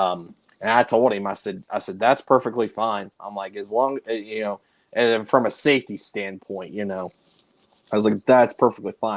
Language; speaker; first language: English; native; English